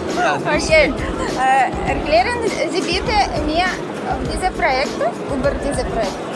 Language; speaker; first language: German; non-native, learner; Russian